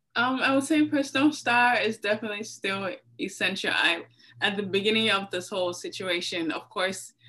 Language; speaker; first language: English; non-native, local second language; Yoruba